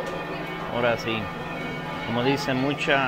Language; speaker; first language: Spanish; native; Spanish